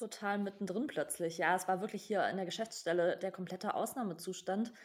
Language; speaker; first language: German; native; German